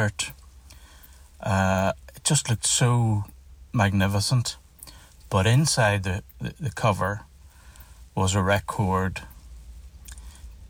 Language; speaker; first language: English; native; English